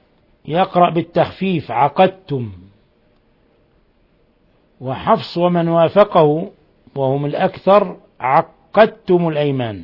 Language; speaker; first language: Arabic; native; Arabic